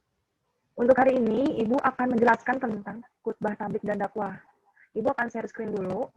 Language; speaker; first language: Indonesian; native; Indonesian